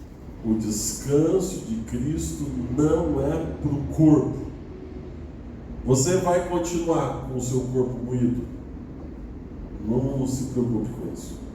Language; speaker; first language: Portuguese; native; Portuguese